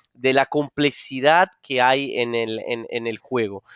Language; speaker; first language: Spanish; non-native, fluent; Portuguese